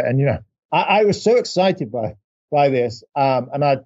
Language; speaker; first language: English; native; English